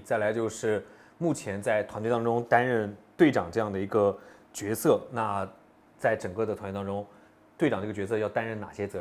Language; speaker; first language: Chinese; native; Chinese